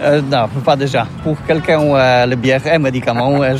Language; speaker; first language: French; non-native, learner; Polish